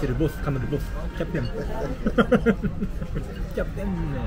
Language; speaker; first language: French; non-native, learner; Japanese